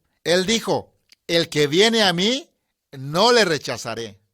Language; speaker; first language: Spanish; native; Spanish